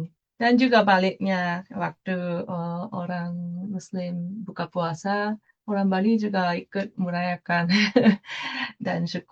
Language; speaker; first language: Indonesian; non-native, fluent; Japanese